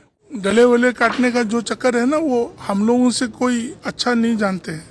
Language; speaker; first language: Hindi; non-native, local second language; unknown